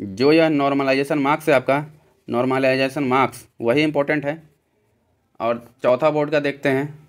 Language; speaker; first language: Hindi; native; Hindi